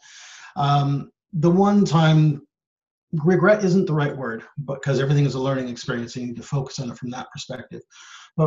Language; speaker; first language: English; native; English